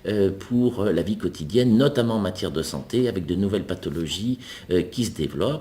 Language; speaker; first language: French; native; French